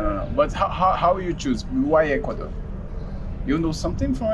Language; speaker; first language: English; non-native, learner; Portuguese